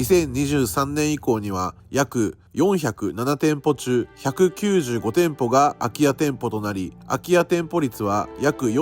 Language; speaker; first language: Japanese; native; Japanese